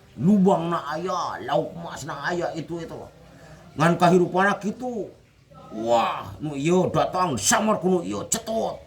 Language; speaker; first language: Sundanese; non-native, fluent; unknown